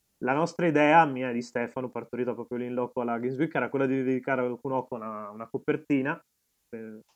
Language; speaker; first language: Italian; native; Italian